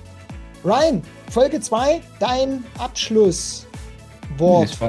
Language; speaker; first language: German; native; German